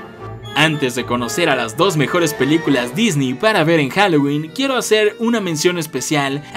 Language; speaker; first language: Spanish; native; Spanish